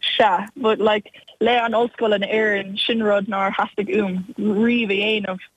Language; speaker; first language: Irish; non-native, local second language; English